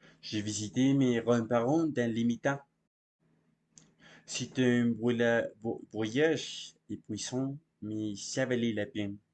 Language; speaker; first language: French; non-native, learner; Spanish